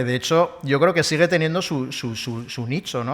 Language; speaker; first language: Spanish; native; Spanish